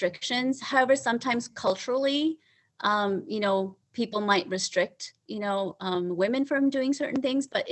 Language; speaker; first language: English; early bilingual, other home language; Punjabi